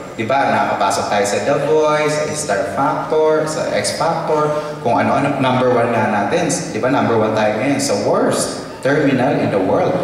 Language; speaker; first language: Filipino; native; Filipino